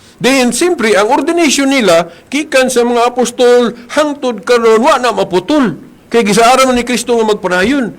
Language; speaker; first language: Cebuano; native; Cebuano